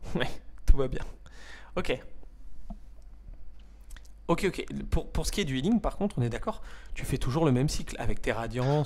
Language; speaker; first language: French; native; French